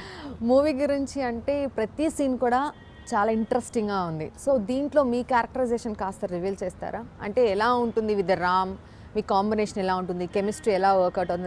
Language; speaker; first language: Telugu; native; Telugu